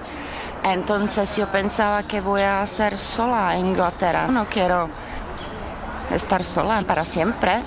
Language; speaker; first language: Spanish; non-native, fluent; Czech